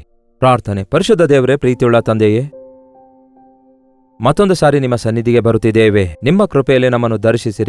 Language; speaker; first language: Kannada; native; Kannada